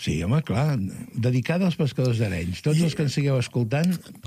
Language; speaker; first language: Catalan; native; Catalan